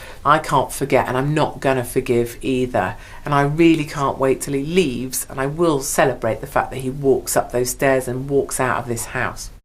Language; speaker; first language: English; native; English